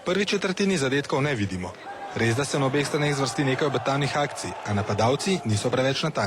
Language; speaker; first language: Slovenian; native; Slovenian